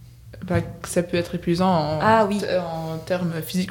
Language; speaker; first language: French; native; French